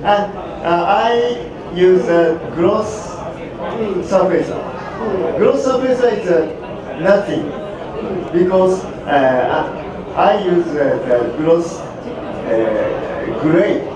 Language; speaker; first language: English; non-native, learner; Japanese